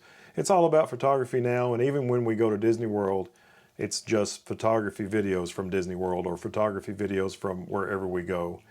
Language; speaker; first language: English; native; English